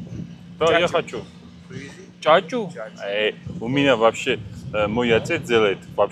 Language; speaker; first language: Russian; non-native, learner; Georgian